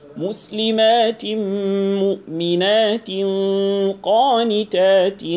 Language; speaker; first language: Arabic; non-native, fluent; Hausa